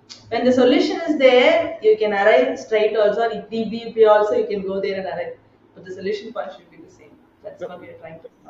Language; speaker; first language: English; non-native, local second language; Tamil